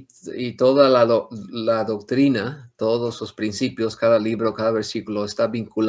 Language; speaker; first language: Spanish; non-native, fluent; English